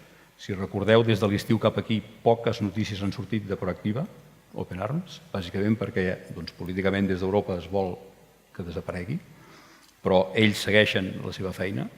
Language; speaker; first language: Catalan; native; Catalan